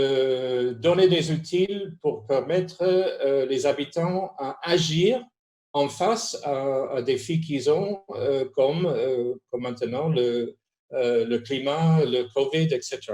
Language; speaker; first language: French; non-native, fluent; Spanish